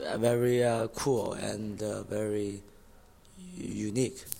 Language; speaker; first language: English; non-native, learner; Chinese